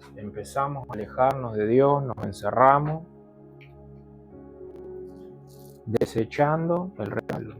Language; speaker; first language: Spanish; native; Spanish